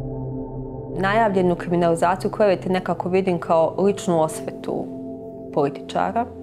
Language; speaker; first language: Bosnian; native; Bosnian